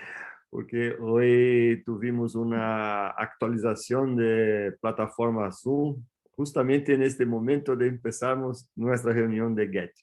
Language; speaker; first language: Spanish; non-native, fluent; Portuguese